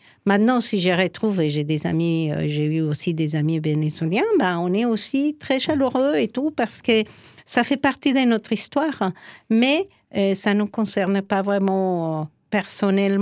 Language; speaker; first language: French; non-native, fluent; Spanish